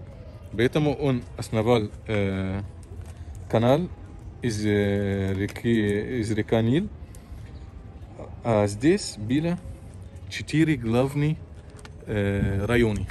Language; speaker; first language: Russian; non-native, local second language; Arabic